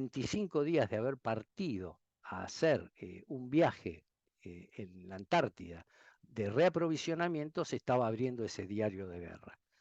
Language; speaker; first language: Spanish; native; Spanish